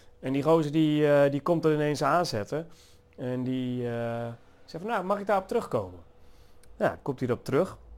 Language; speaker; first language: Dutch; native; Dutch